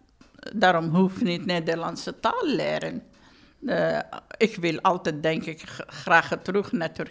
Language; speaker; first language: Dutch; non-native, learner; Turkish